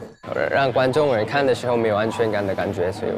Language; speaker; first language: Chinese; non-native, learner; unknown